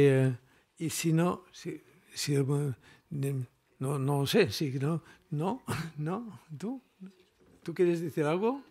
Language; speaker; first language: Spanish; non-native, local second language; Catalan